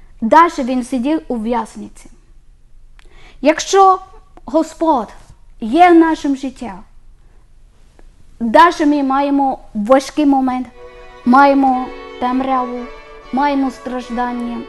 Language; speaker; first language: Ukrainian; non-native, learner; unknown